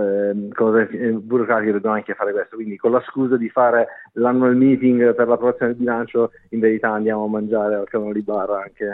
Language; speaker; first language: Italian; native; Italian